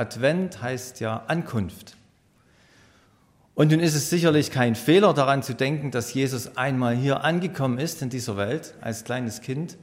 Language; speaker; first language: German; native; German